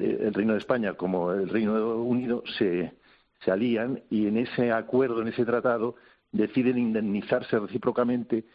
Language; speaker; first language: Spanish; native; Spanish